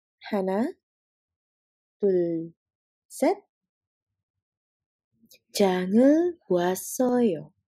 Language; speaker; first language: Korean; non-native, fluent; Indonesian